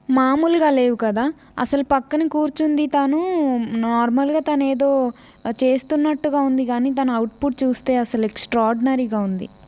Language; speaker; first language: Telugu; non-native, local second language; Lambadi